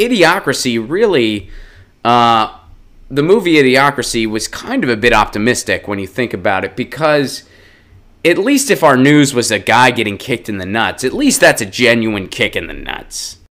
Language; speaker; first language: English; native; English